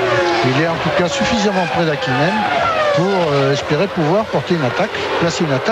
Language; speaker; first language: French; native; French